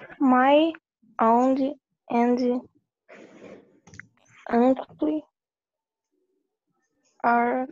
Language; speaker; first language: English; non-native, learner; Portuguese